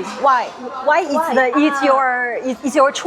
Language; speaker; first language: English; non-native, fluent; Chinese